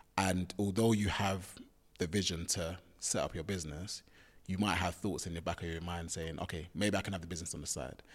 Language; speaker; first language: English; early bilingual, other home language; Yoruba